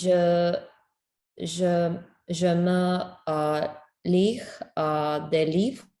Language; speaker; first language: French; non-native, learner; Spanish